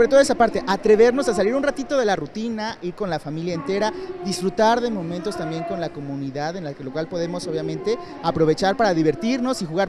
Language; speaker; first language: Spanish; native; Spanish